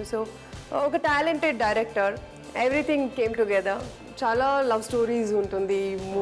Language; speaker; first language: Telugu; non-native, learner; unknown